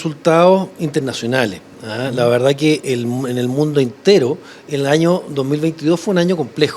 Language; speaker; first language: Spanish; native; Spanish